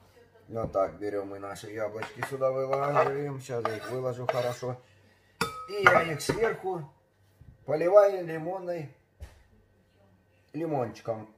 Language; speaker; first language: Russian; native; Russian